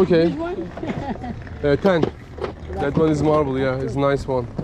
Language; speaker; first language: English; non-native, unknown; Turkish